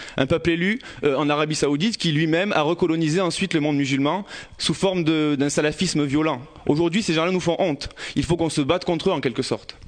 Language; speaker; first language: French; native; French